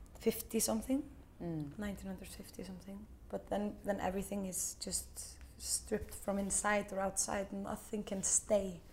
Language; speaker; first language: English; non-native, fluent; Icelandic